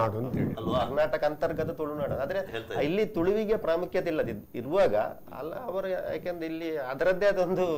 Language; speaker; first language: Kannada; non-native, local second language; Tulu